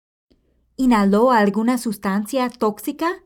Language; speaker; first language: Spanish; non-native, fluent; English